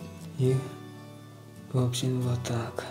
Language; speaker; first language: Russian; non-native, learner; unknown